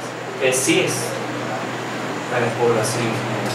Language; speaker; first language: Spanish; native; Spanish